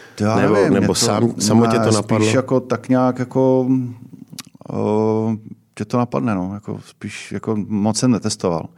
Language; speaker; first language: Czech; native; Czech